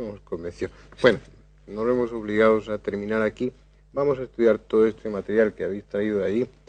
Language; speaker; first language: Spanish; native; Spanish